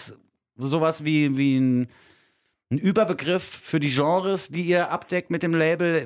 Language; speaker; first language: German; native; German